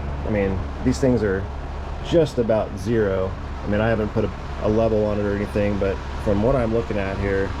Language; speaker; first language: English; native; English